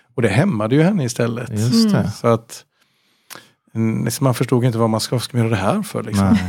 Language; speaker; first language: Swedish; native; Swedish